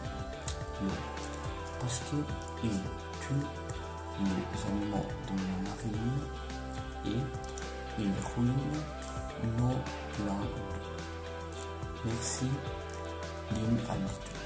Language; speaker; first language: French; non-native, learner; Italian